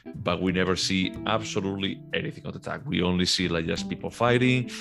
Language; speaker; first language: English; non-native, fluent; Galician